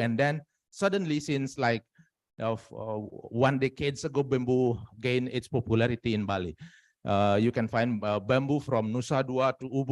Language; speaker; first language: English; non-native, fluent; Indonesian